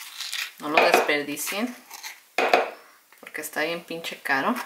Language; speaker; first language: Spanish; early bilingual, heritage; Spanish